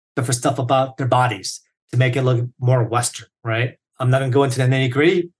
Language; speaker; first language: English; early bilingual, other home language; Korean